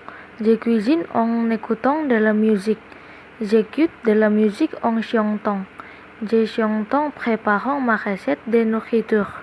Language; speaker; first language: French; non-native, learner; Indonesian